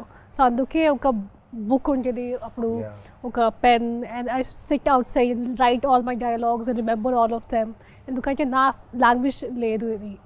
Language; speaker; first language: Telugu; non-native, local second language; Hindi